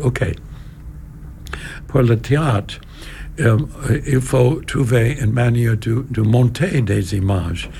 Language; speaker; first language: French; non-native, learner; English